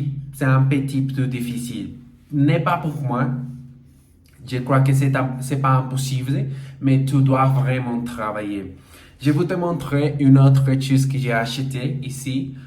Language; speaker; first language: French; non-native, learner; Portuguese